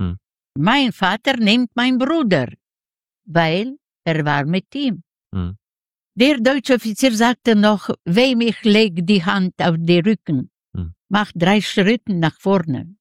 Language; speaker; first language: German; non-native, learner; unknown